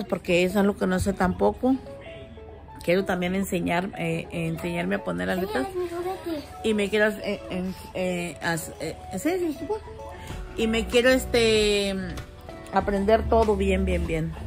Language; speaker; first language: Spanish; native; Spanish